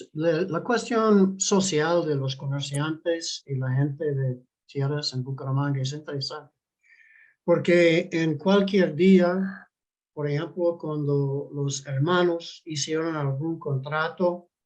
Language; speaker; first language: Spanish; non-native, fluent; English